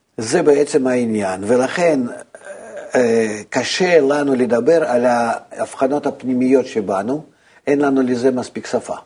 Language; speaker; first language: Hebrew; non-native, fluent; Russian